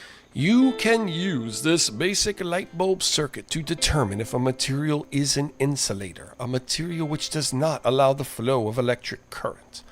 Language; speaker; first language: English; native; English